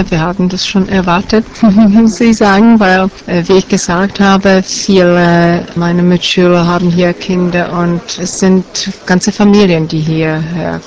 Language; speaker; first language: German; non-native, fluent; Czech